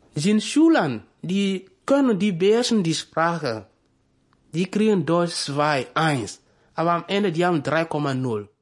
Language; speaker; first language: German; non-native, fluent; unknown